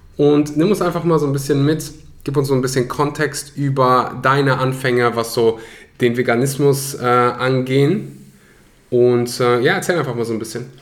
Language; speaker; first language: German; early bilingual, other home language; Russian